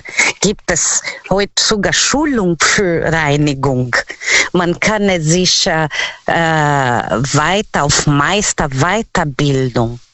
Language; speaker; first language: German; non-native, fluent; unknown